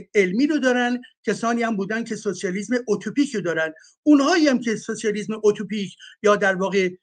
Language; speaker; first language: Persian; native; Persian